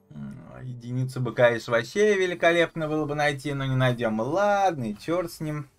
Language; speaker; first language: Russian; native; Russian